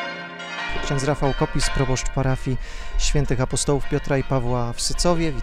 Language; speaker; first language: Polish; native; Polish